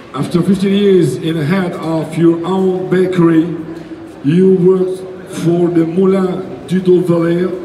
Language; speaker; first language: English; non-native, fluent; French